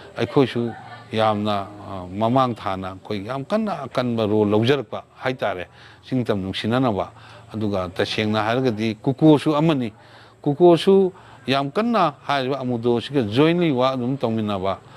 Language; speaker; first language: Manipuri; non-native, local second language; Thado Chin